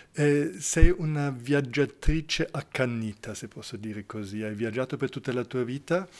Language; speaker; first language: Italian; non-native, fluent; German